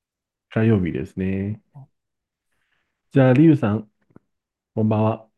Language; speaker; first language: Japanese; non-native, fluent; Chinese